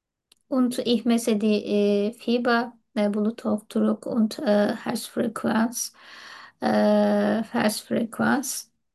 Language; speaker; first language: German; non-native, learner; Turkish